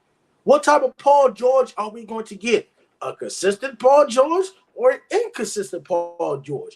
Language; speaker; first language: English; native; English